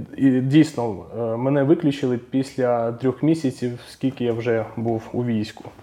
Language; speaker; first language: Ukrainian; non-native, local second language; Russian